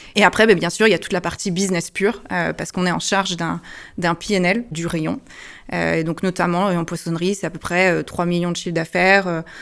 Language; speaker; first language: French; early bilingual, heritage; French